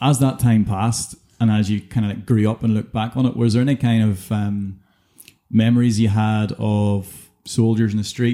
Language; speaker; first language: English; native; English